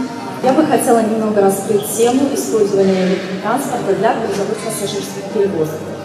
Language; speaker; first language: Russian; native; Russian